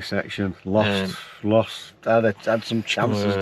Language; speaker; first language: English; native; English